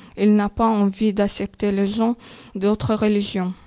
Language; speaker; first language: French; non-native, learner; Azerbaijani